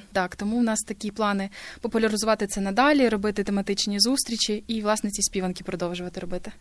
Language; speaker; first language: Ukrainian; native; Ukrainian